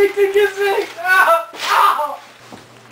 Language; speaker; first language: German; non-native, learner; English